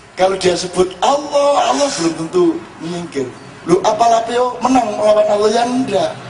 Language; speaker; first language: Indonesian; non-native, local second language; Javanese